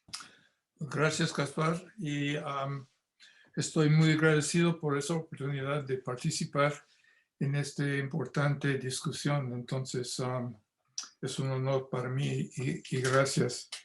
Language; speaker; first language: Spanish; non-native, fluent; English